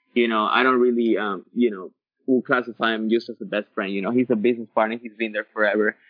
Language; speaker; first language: English; early bilingual, other home language; Spanish